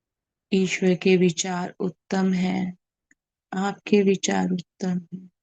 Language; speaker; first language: Hindi; native; Hindi